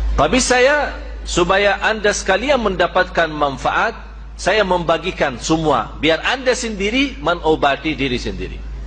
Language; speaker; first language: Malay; non-native, fluent; Arabic